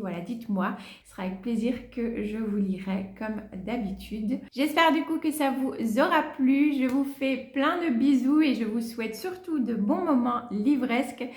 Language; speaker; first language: French; native; French